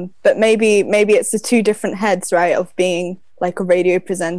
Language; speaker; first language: English; native; English